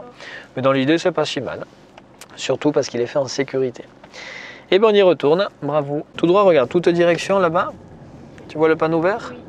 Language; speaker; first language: French; native; French